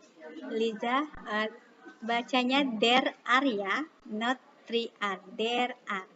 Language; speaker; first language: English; non-native, fluent; Indonesian